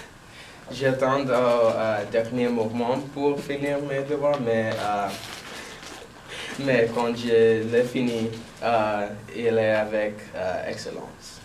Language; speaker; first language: French; non-native, learner; English